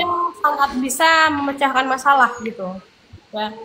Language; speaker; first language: Indonesian; native; Indonesian